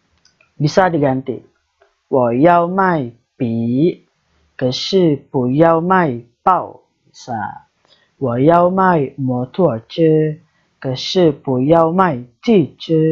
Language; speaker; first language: Chinese; non-native, learner; Indonesian